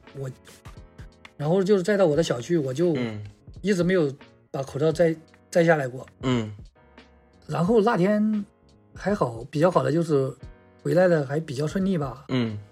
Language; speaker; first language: Chinese; native; Chinese